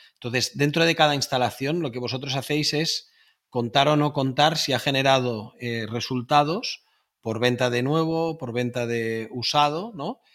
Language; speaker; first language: Spanish; native; Spanish